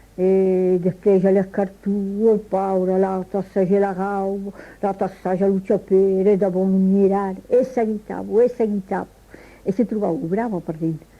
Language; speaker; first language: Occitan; native; Occitan